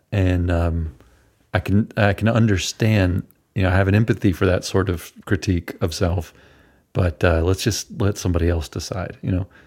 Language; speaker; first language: English; native; English